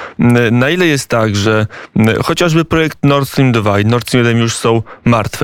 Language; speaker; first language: Polish; native; Polish